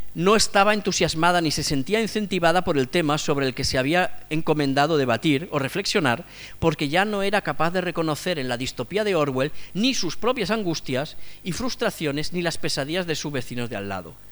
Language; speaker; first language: Spanish; non-native, local second language; Catalan